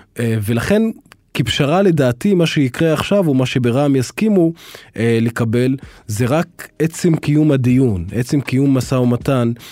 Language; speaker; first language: Hebrew; non-native, local second language; Arabic